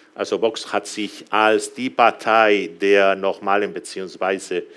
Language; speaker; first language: German; non-native, fluent; Galician